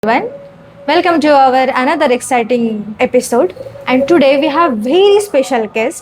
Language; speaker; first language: English; non-native, learner; Marathi